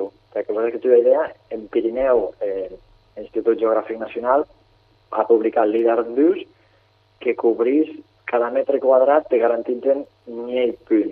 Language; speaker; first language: Catalan; native; Catalan